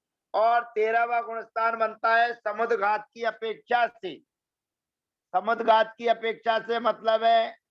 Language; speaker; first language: Hindi; native; Hindi